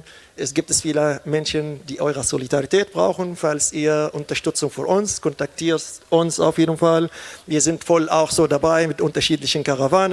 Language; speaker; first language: German; non-native, learner; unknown